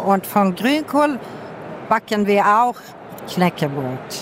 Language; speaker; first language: German; non-native, fluent; Swedish